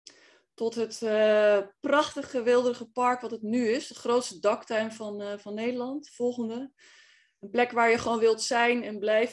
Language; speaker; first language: Dutch; native; Dutch